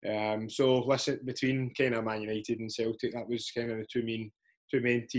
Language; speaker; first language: English; native; English